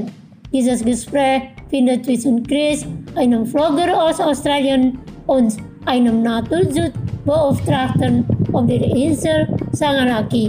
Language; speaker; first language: German; non-native, fluent; Indonesian